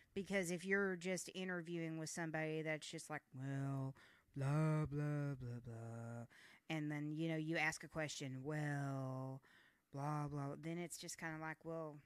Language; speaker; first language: English; native; English